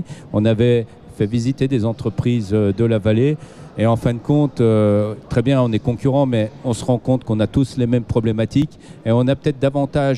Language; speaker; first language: French; native; French